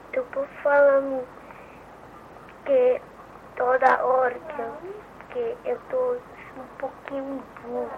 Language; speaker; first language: Portuguese; early bilingual, heritage; Portuguese